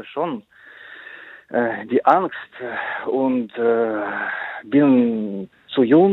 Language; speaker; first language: German; non-native, fluent; Ukrainian